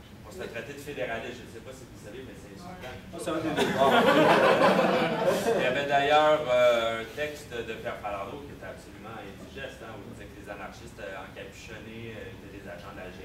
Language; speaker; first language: French; native; French